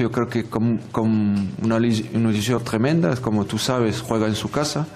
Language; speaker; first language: Spanish; non-native, fluent; French